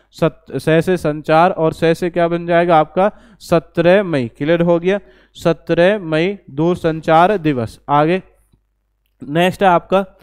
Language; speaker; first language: Hindi; native; Hindi